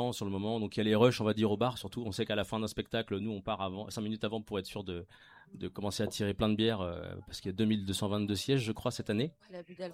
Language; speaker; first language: French; native; French